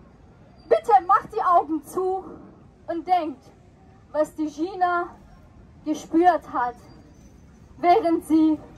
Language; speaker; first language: German; non-native, fluent; Persian